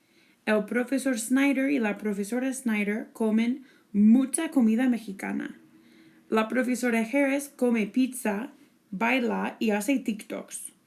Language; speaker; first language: Spanish; non-native, fluent; English